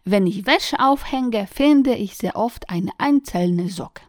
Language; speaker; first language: German; non-native, fluent; Polish